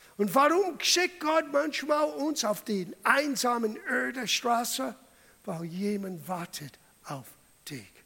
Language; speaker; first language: German; non-native, fluent; English